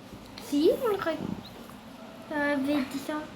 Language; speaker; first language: French; native; French